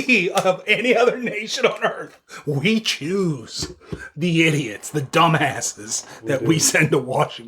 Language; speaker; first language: English; native; English